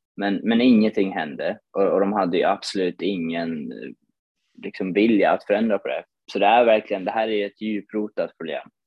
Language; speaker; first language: Swedish; early bilingual, other home language; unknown